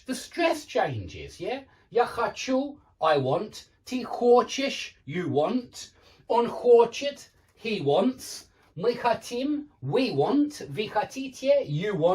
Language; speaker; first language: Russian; non-native, learner; English